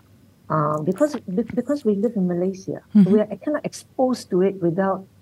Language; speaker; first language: English; non-native, local second language; Min Nan Chinese